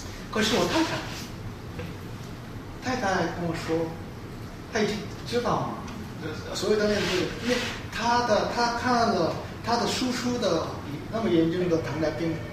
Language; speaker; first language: Chinese; non-native, fluent; Korean